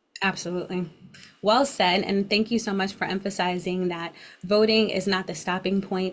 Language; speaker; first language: English; native; English